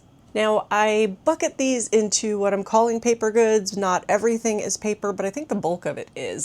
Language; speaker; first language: English; native; English